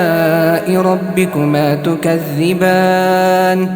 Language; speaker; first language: Arabic; native; Arabic